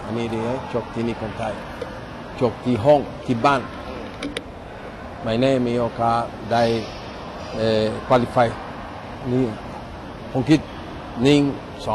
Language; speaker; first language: Thai; non-native, learner; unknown